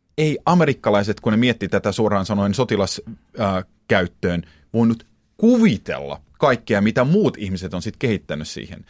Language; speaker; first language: Finnish; early bilingual, heritage; Finnish